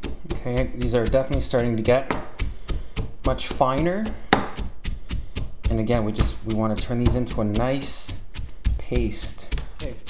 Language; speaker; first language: English; native; English